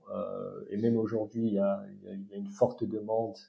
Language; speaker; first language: French; non-native, local second language; Arabic